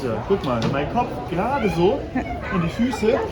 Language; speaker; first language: German; native; German